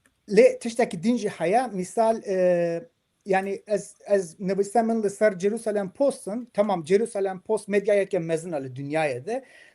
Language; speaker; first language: Kurdish; non-native, local second language; Turkish